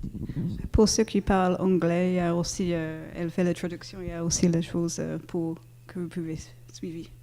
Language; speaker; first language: French; non-native, fluent; English